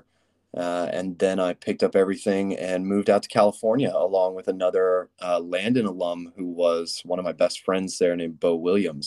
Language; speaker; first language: English; native; English